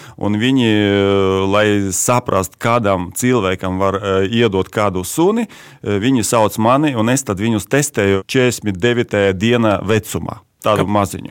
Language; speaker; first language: Latvian; non-native, local second language; Russian